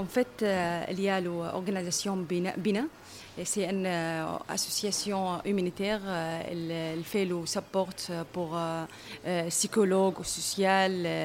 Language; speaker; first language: French; non-native, learner; Arabic